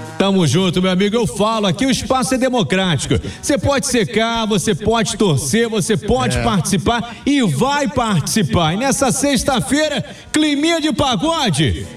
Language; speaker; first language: Portuguese; native; Portuguese